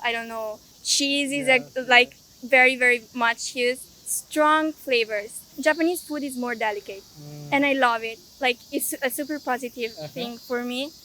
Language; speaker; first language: English; non-native, fluent; Italian